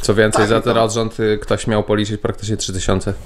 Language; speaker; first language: Polish; native; Polish